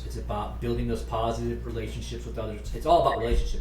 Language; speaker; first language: English; native; English